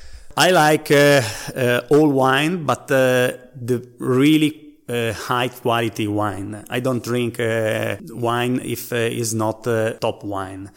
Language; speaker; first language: English; non-native, learner; Italian